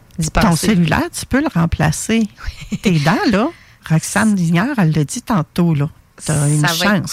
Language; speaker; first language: French; native; French